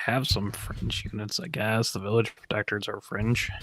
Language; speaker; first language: English; native; English